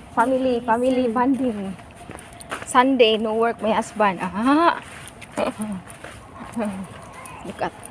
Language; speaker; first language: English; non-native, local second language; Cebuano